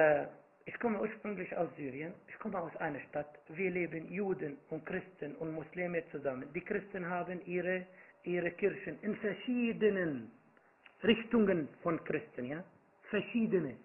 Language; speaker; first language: German; non-native, fluent; Arabic